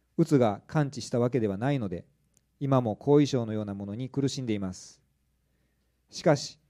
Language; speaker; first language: Japanese; native; Japanese